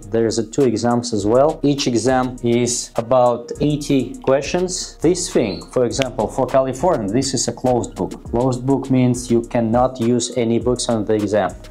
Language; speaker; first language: English; non-native, fluent; Russian